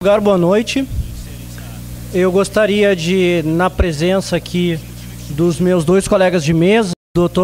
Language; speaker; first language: Portuguese; native; Portuguese